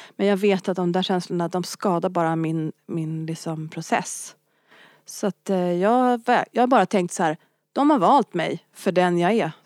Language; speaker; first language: Swedish; non-native, local second language; French